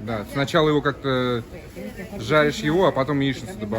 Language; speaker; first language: Russian; native; Russian